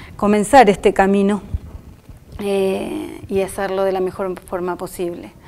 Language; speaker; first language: Spanish; native; Spanish